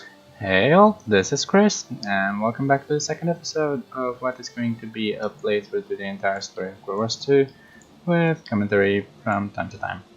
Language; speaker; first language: English; non-native, fluent; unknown